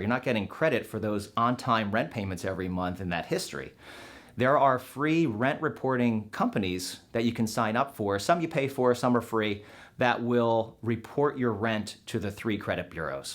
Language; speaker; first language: English; native; English